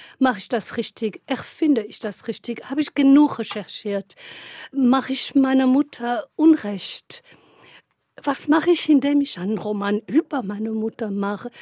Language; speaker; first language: German; non-native, fluent; French